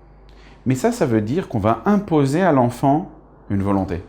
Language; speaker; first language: French; native; French